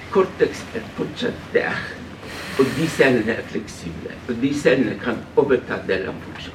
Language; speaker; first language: Norwegian; non-native, fluent; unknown